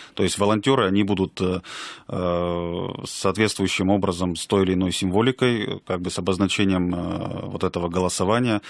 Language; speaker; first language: Russian; native; Russian